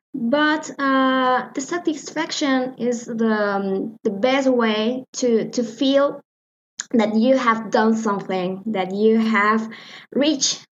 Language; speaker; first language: English; non-native, learner; Spanish